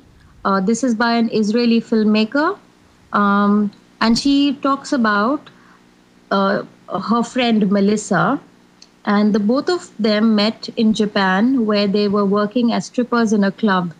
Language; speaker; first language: English; non-native, local second language; Hindi